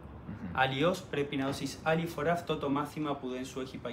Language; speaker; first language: Greek; early bilingual, heritage; Spanish